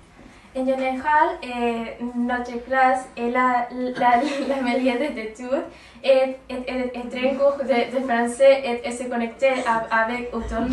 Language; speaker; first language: French; non-native, learner; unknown